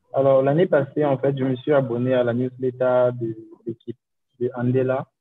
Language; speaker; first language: French; native; French